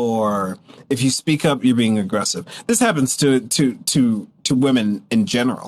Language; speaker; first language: English; native; English